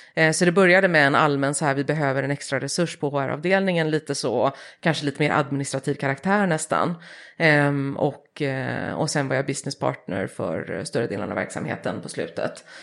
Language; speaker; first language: Swedish; early bilingual, heritage; Swedish